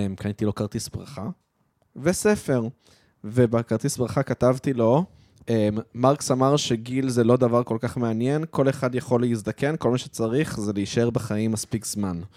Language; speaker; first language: Hebrew; native; Hebrew